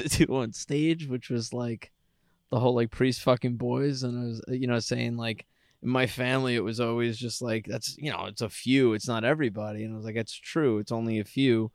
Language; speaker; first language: English; native; English